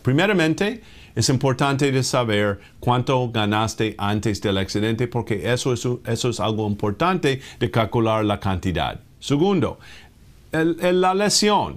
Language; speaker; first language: Spanish; non-native, fluent; English